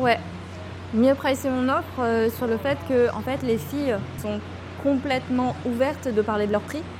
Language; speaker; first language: French; native; French